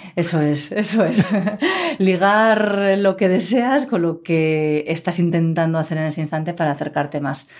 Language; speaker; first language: Spanish; native; Spanish